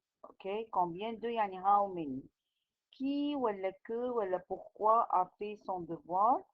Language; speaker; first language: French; non-native, fluent; Arabic